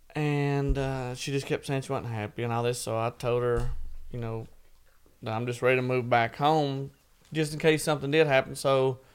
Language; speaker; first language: English; native; English